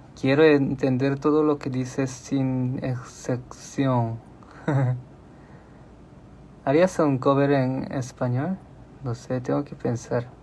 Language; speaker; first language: Spanish; non-native, learner; Korean